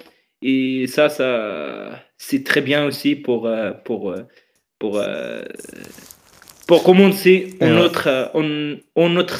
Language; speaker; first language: French; non-native, learner; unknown